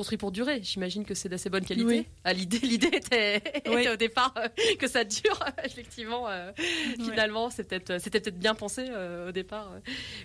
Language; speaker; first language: French; native; French